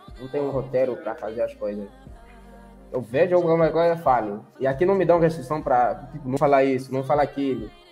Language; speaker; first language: Portuguese; native; Portuguese